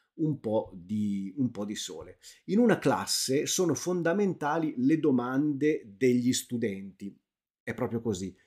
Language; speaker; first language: Italian; native; Italian